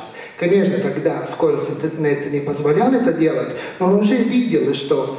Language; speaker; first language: Russian; non-native, fluent; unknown